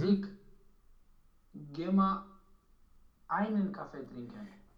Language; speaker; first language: German; non-native, learner; Romanian